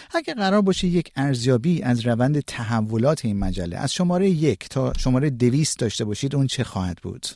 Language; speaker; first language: Persian; native; Persian